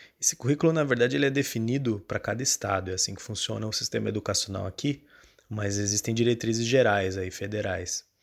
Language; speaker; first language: Portuguese; native; Portuguese